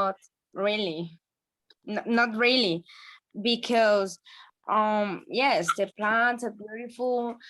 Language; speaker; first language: English; non-native, learner; Spanish